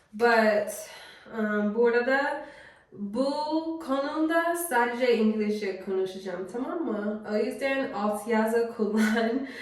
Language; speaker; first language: Turkish; non-native, learner; English